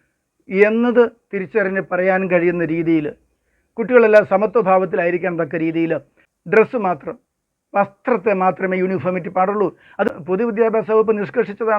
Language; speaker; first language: Malayalam; native; Malayalam